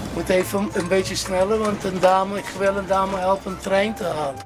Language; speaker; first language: Dutch; non-native, fluent; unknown